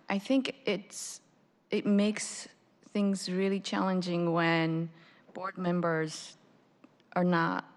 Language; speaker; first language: English; non-native, fluent; Japanese